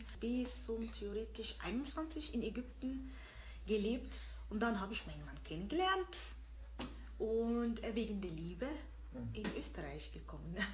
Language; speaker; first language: German; non-native, fluent; Arabic